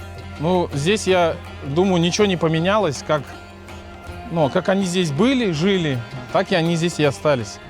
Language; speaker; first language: Russian; native; Russian